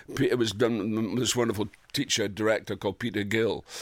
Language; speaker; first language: English; native; English